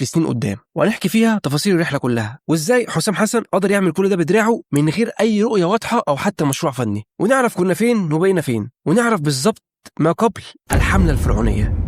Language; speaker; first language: Arabic; native; Arabic